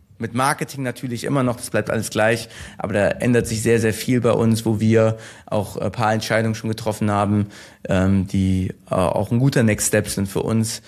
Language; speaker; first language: German; early bilingual, other home language; Turkish